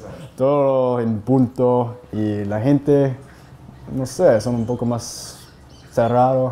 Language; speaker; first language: Spanish; non-native, fluent; English